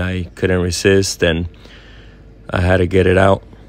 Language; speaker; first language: English; early bilingual, other home language; Spanish